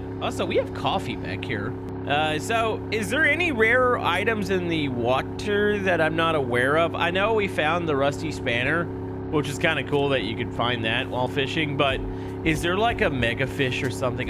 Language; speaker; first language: English; native; English